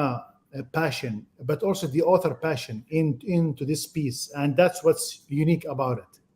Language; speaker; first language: English; non-native, fluent; Arabic